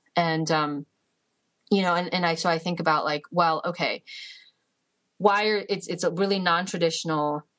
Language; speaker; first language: English; early bilingual, other home language; Chinese